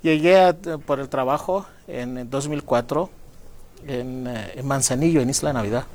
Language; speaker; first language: Spanish; non-native, fluent; Greek